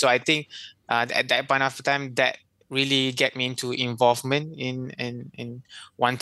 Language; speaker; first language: English; non-native, local second language; Malay